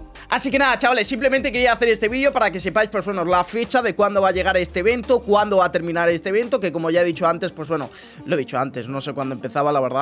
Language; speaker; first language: Spanish; native; Spanish